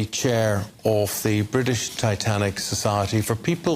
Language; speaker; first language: English; native; English